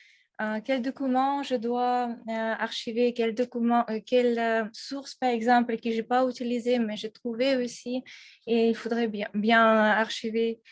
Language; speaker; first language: French; non-native, fluent; Russian